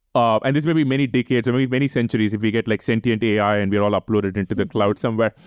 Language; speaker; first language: English; non-native, local second language; Tamil